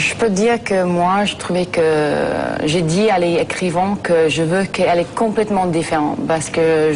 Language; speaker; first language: French; non-native, fluent; English